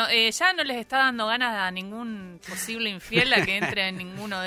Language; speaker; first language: Spanish; native; Spanish